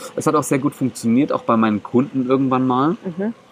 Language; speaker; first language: German; non-native, local second language; Greek